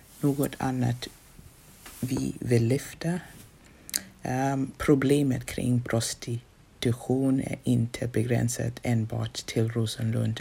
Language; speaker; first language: Swedish; non-native, fluent; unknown